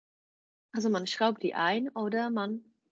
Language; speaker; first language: German; non-native, fluent; Czech